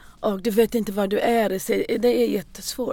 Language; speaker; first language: Swedish; non-native, learner; English